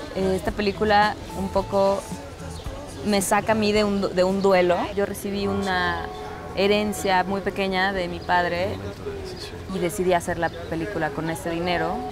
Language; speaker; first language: Spanish; native; Spanish